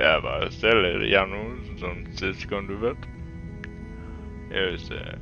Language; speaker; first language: Norwegian; non-native, learner; Swedish